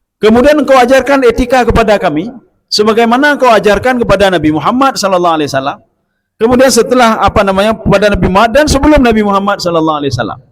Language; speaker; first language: Malay; non-native, local second language; Achinese